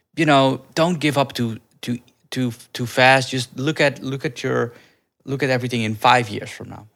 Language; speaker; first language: English; early bilingual, other home language; Dutch